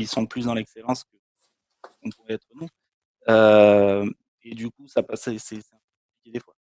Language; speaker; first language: French; native; French